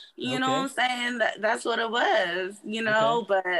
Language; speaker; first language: English; native; English